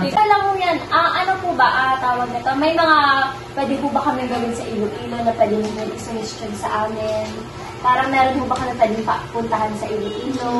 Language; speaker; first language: Filipino; native; Filipino